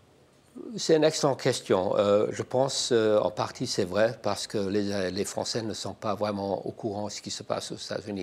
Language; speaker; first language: French; non-native, fluent; English